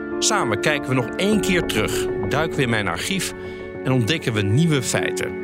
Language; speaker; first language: Dutch; native; Dutch